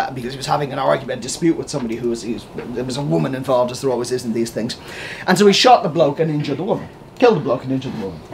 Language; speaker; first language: English; native; English